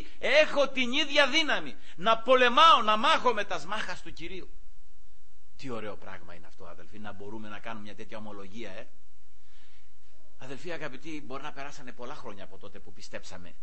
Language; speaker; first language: Greek; native; Greek